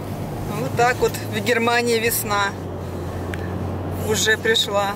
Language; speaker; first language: Russian; native; Russian